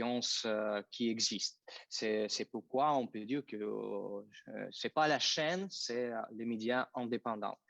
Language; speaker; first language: French; non-native, fluent; Russian